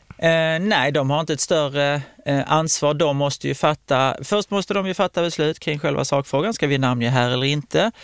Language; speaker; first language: Swedish; native; Swedish